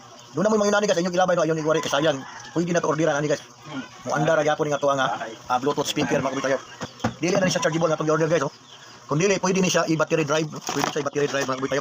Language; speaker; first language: Cebuano; native; Cebuano